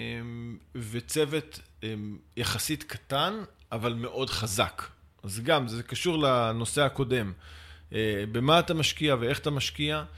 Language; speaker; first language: Hebrew; native; Hebrew